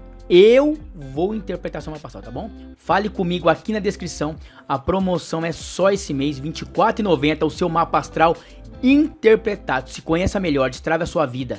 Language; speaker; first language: Portuguese; native; Portuguese